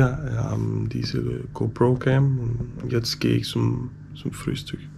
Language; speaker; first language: German; non-native, learner; Danish